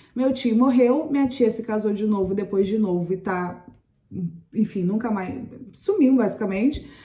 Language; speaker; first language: Portuguese; native; Portuguese